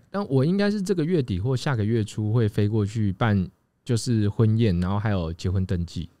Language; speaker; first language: Chinese; native; Chinese